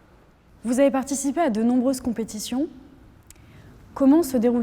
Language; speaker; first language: French; native; French